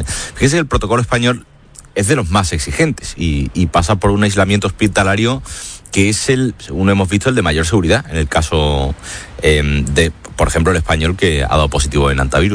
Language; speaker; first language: Spanish; native; Spanish